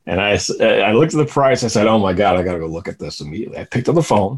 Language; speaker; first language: English; native; English